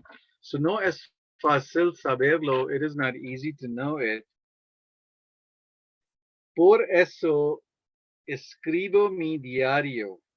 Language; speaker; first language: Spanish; non-native, fluent; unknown